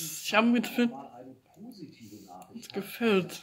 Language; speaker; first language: German; non-native, learner; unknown